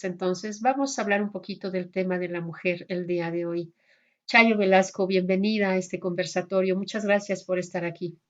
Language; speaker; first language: Spanish; native; Spanish